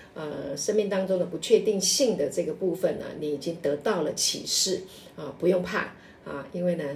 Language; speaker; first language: Chinese; non-native, local second language; Min Nan Chinese